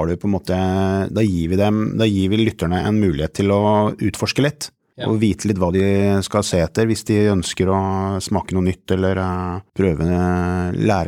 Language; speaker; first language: Norwegian; native; Norwegian